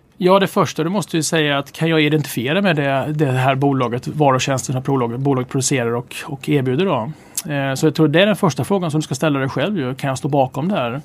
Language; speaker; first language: Swedish; native; Swedish